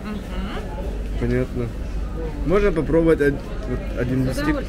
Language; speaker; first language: Russian; early bilingual, heritage; Russian